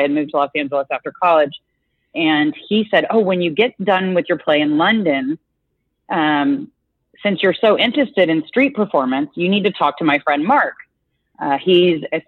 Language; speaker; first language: English; native; English